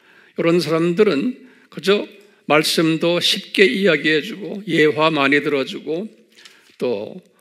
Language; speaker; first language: Korean; native; Korean